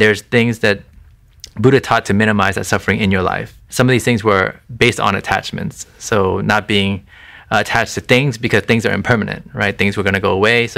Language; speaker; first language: English; native; English